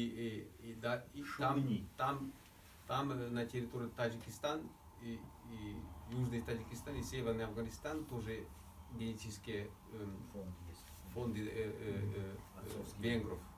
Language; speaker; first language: Russian; non-native, learner; Hungarian